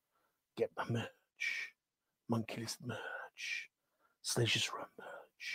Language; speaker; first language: English; native; English